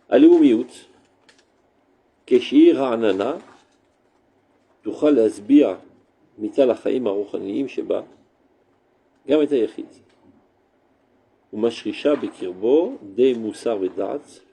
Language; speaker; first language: Hebrew; non-native, fluent; French